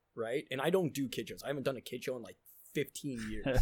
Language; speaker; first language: English; native; English